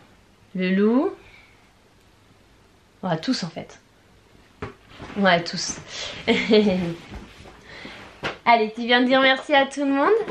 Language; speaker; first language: French; native; French